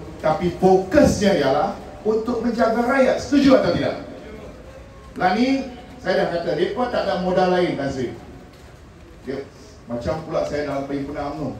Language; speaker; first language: Malay; non-native, local second language; Min Nan Chinese